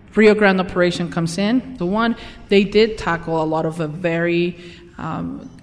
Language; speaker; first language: English; non-native, fluent; Spanish